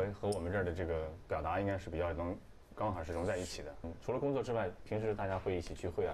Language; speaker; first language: Chinese; native; Chinese